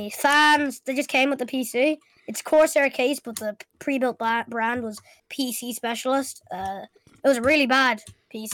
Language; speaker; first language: English; native; English